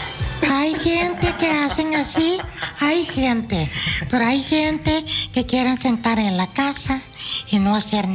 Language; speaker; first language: Spanish; non-native, fluent; Dutch